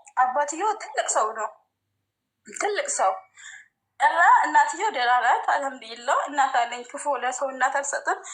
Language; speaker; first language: Amharic; non-native, local second language; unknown